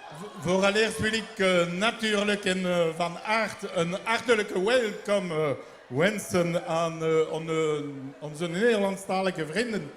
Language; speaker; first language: Dutch; non-native, local second language; French